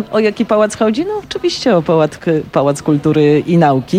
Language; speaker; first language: Polish; native; Polish